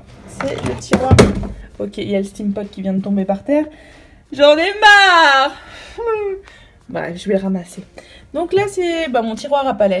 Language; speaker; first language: French; native; French